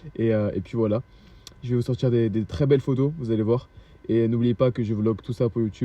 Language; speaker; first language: French; native; French